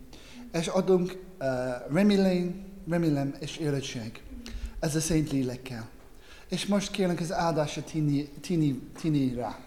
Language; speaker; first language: Hungarian; non-native, learner; English